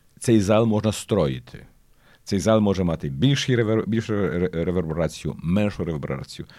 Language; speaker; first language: Ukrainian; early bilingual, heritage; Ukrainian